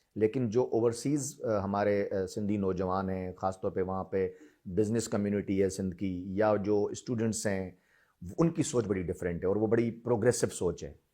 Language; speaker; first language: Urdu; non-native, local second language; Sindhi